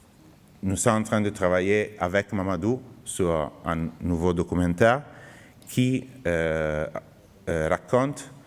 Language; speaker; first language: French; non-native, fluent; Italian